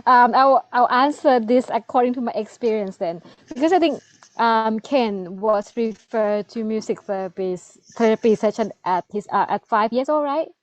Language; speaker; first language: English; non-native, learner; Thai